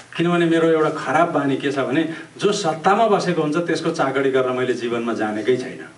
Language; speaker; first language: Nepali; native; Nepali